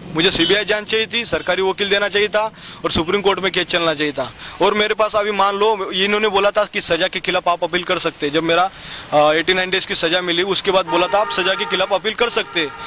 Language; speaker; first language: Hindi; non-native, local second language; Marathi